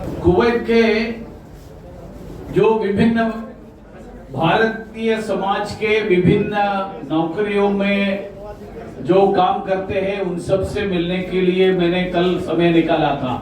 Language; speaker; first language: Hindi; non-native, local second language; Malayalam